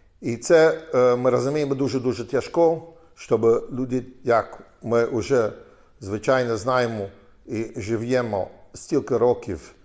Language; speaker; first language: Ukrainian; non-native, fluent; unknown